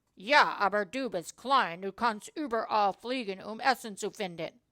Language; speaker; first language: German; non-native, learner; English